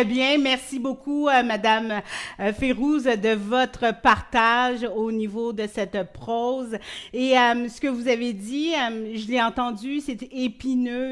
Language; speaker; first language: French; native; French